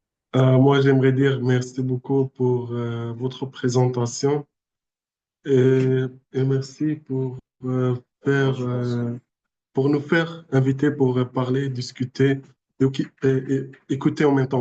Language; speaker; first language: French; non-native, learner; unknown